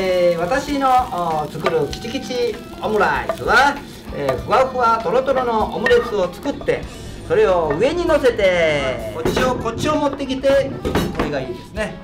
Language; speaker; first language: Japanese; native; Japanese